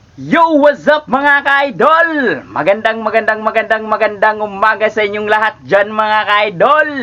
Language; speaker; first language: Filipino; native; Filipino